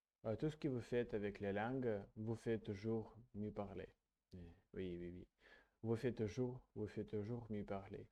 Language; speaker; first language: French; non-native, learner; English